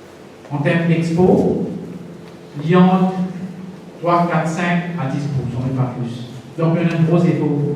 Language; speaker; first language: French; non-native, local second language; Morisyen